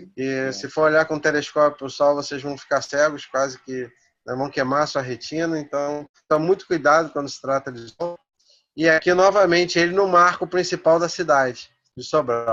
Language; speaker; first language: Portuguese; native; Portuguese